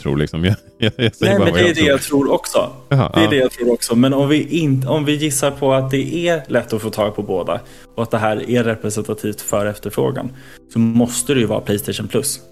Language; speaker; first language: Swedish; native; Swedish